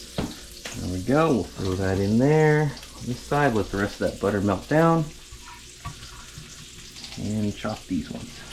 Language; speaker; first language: English; native; English